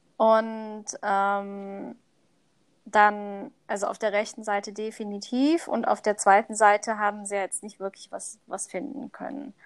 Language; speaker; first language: German; early bilingual, other home language; Thai